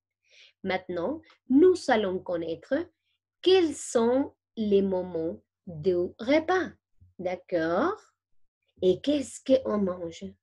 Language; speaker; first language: French; non-native, fluent; Spanish